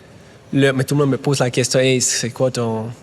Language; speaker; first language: French; non-native, fluent; German